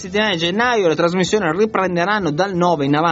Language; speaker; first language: Italian; native; Italian